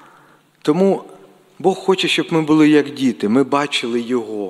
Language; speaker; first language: Czech; non-native, learner; Ukrainian